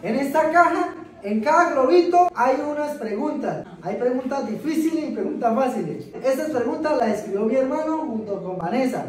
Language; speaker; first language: Spanish; native; Spanish